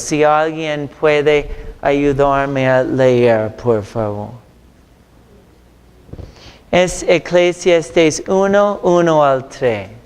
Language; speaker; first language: Spanish; non-native, fluent; English